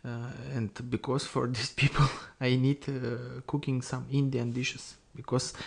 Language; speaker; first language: English; non-native, learner; Russian